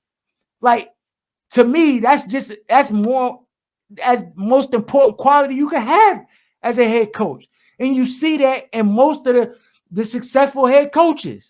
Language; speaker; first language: English; native; English